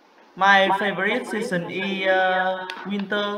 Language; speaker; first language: English; non-native, learner; Vietnamese